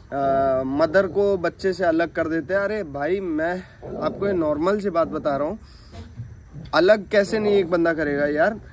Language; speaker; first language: Hindi; non-native, local second language; Odia